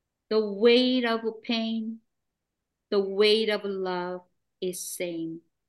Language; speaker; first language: English; non-native, fluent; Korean